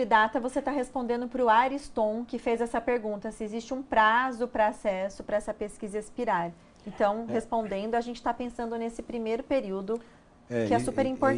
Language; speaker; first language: Portuguese; native; Portuguese